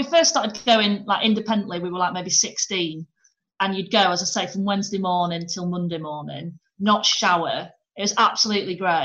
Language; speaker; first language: English; native; English